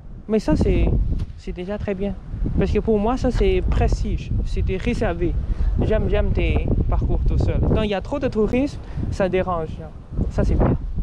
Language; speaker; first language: French; early bilingual, other home language; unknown